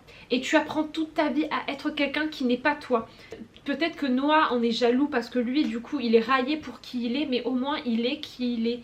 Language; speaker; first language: French; native; French